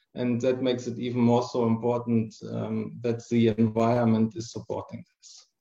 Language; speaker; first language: English; non-native, fluent; German